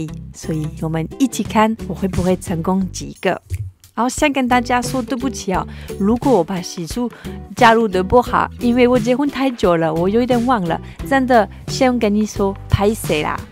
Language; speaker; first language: Chinese; non-native, fluent; French